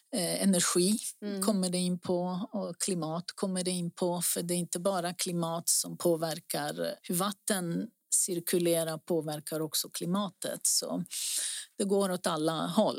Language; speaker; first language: Swedish; early bilingual, other home language; Greek